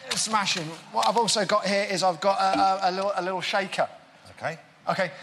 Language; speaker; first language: English; native; English